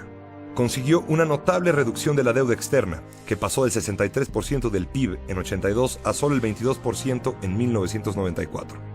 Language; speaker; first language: Spanish; native; Spanish